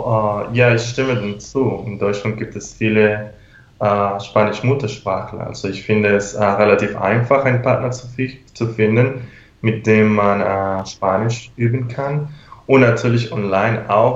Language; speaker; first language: German; non-native, fluent; Spanish